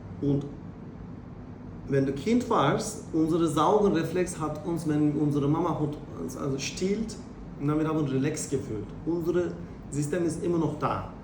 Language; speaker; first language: German; non-native, learner; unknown